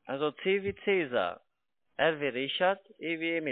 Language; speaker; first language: German; non-native, fluent; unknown